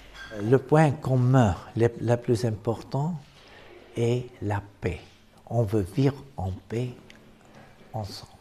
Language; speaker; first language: French; non-native, local second language; Arabic